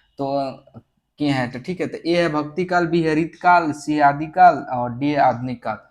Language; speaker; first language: Hindi; native; Hindi